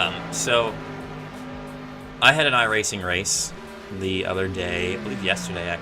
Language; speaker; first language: English; native; English